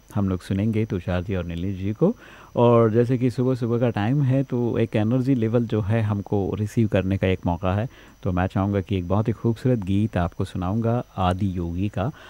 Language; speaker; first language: Hindi; native; Hindi